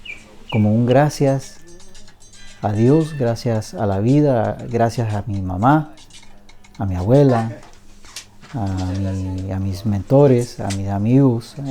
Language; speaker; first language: Spanish; early bilingual, other home language; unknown